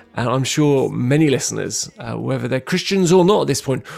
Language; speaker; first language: English; native; English